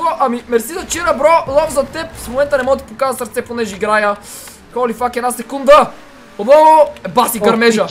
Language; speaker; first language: Bulgarian; native; Bulgarian